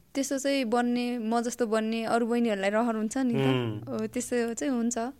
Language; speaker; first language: Nepali; native; Nepali